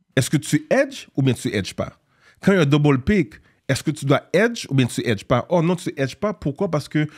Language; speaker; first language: French; native; French